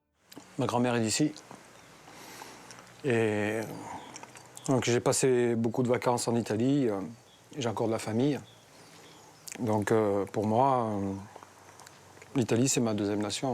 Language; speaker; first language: French; native; French